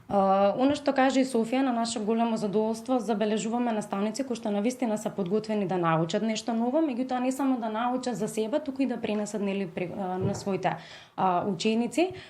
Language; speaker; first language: Macedonian; native; Macedonian